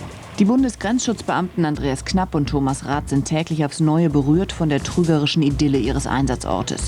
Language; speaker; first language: German; native; German